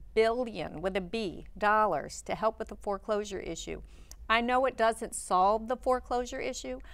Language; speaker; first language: English; native; English